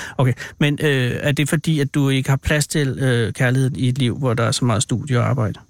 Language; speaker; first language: Danish; native; Danish